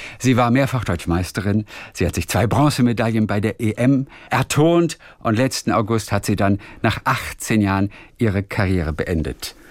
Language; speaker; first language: German; native; German